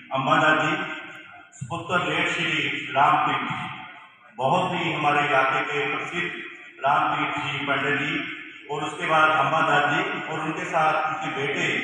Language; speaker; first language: Hindi; non-native, local second language; Punjabi